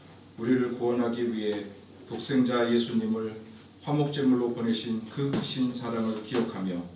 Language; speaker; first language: Korean; native; Korean